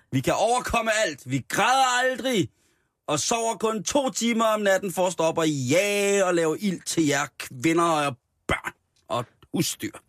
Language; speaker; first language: Danish; native; Danish